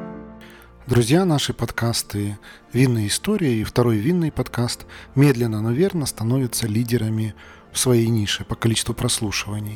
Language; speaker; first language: Russian; native; Russian